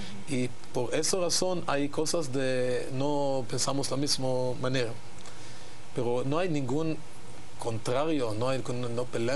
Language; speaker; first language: Spanish; non-native, learner; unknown